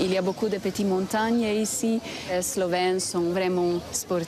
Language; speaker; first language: French; non-native, fluent; Slovenian